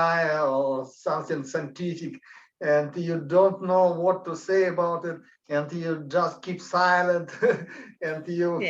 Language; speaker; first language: English; non-native, learner; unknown